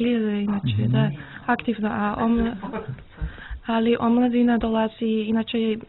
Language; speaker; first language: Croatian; early bilingual, heritage; Serbian